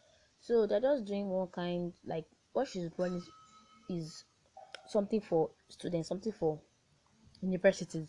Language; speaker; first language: English; non-native, local second language; Yoruba